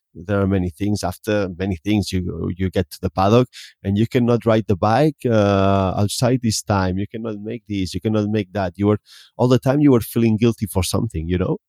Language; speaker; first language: English; non-native, fluent; Spanish